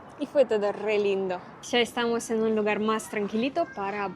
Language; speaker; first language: Spanish; non-native, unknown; Russian